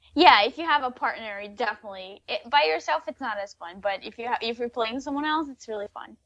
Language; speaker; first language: English; non-native, fluent; Portuguese